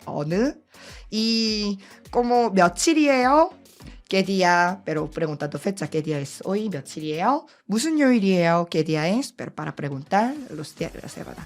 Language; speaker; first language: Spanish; non-native, learner; Korean